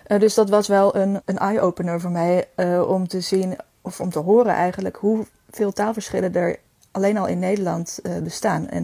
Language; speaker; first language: Dutch; native; Dutch